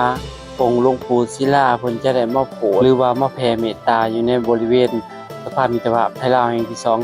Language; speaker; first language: Thai; non-native, local second language; Lao